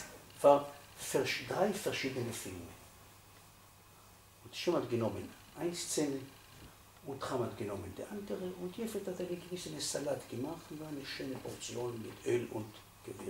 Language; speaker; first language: German; non-native, fluent; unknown